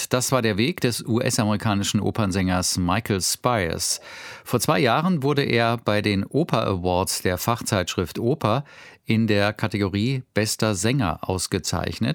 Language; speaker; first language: German; native; German